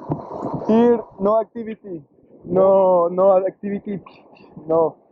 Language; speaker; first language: English; non-native, learner; French